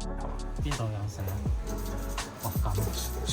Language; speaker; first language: Chinese; native; Chinese